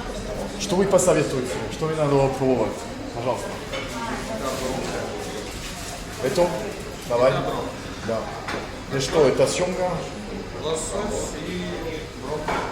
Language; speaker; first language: Russian; non-native, learner; French